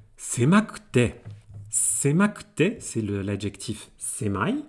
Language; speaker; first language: French; native; French